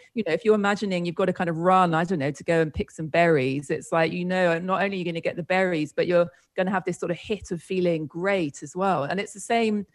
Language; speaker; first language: English; native; English